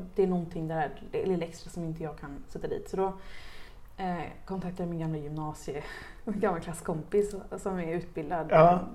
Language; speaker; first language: Swedish; native; Swedish